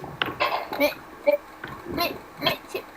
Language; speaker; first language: French; native; French